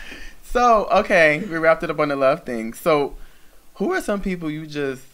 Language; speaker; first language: English; native; English